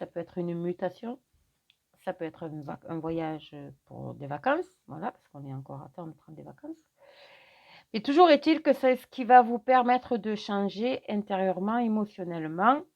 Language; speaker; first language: French; native; French